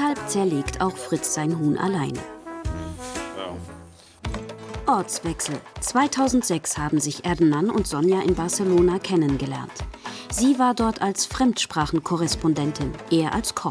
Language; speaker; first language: German; native; German